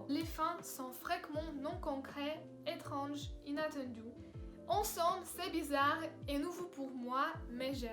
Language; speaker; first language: French; non-native, learner; Russian